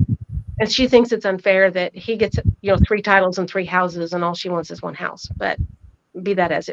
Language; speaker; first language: English; native; English